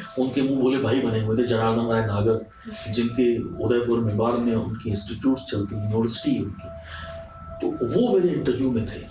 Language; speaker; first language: Hindi; non-native, local second language; Punjabi